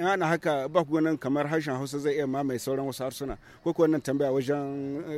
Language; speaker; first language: Hausa; native; Hausa